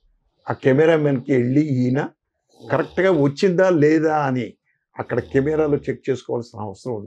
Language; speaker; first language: Telugu; native; Telugu